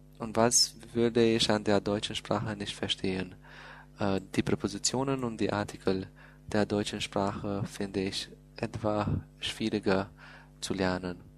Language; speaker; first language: German; non-native, fluent; Albanian